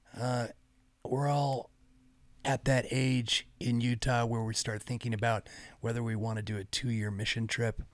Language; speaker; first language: English; native; English